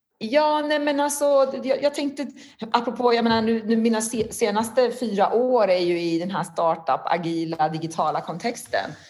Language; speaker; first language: Swedish; non-native, fluent; Persian